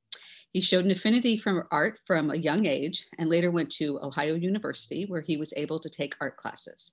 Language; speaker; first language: English; native; English